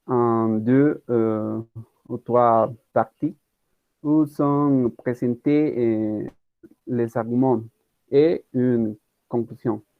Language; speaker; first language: French; non-native, learner; Spanish